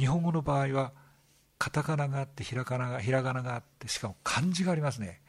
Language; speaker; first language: Japanese; native; Japanese